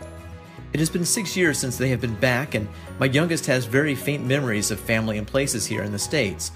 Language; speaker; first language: English; native; English